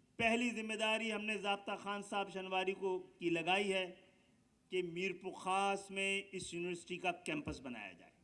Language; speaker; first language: Urdu; native; Urdu